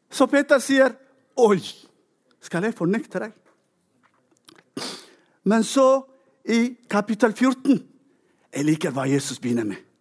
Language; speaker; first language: Norwegian; non-native, fluent; Tigrinya